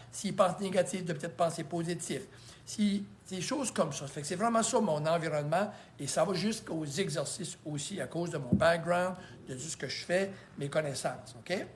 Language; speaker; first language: French; native; French